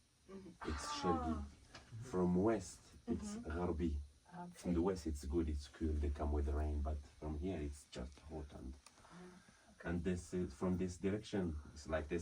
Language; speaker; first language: English; non-native, learner; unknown